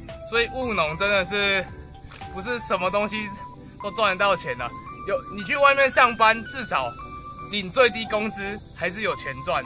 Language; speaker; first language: Chinese; native; Chinese